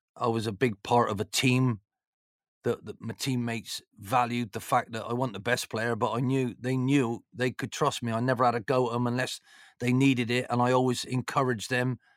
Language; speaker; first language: English; native; English